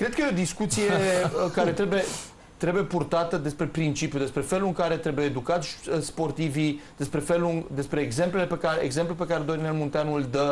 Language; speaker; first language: Romanian; native; Romanian